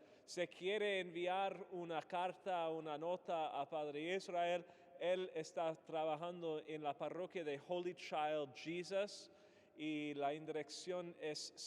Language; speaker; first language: Spanish; non-native, fluent; English